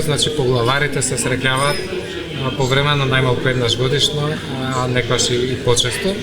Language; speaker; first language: Macedonian; native; Macedonian